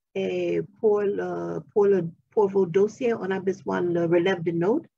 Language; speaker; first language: French; non-native, fluent; English